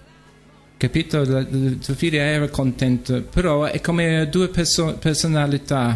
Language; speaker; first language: Italian; non-native, learner; English